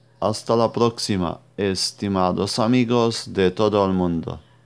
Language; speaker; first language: Spanish; non-native, fluent; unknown